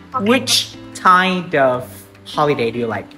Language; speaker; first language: English; non-native, fluent; Vietnamese